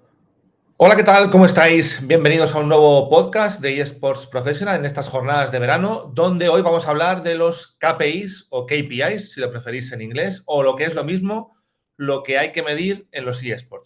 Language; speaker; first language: Spanish; native; Spanish